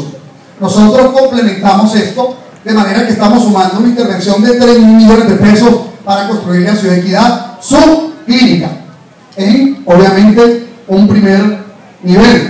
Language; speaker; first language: Spanish; native; Spanish